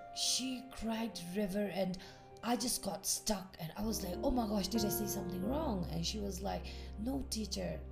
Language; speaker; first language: English; non-native, fluent; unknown